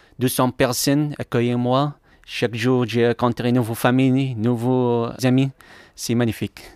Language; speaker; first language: French; non-native, learner; Arabic